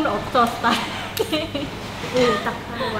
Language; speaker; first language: Korean; non-native, learner; Vietnamese